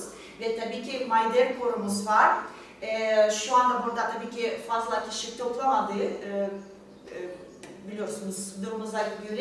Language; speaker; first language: Turkish; non-native, fluent; Russian